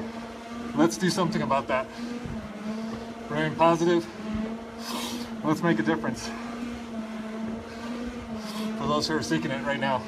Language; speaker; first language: English; native; English